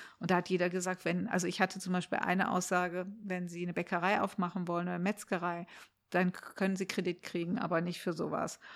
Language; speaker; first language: German; early bilingual, heritage; German